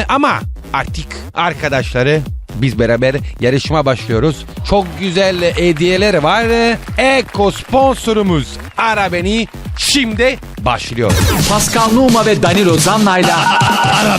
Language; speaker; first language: Turkish; non-native, learner; Italian